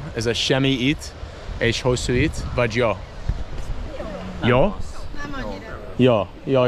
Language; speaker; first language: Hungarian; non-native, learner; English